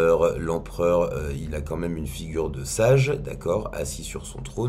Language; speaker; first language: French; native; French